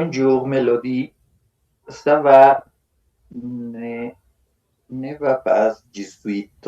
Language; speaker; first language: French; non-native, learner; Spanish